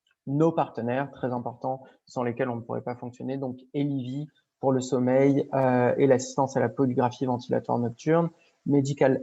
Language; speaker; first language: French; native; French